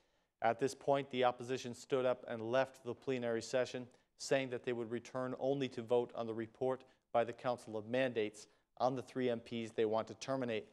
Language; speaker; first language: English; non-native, fluent; Albanian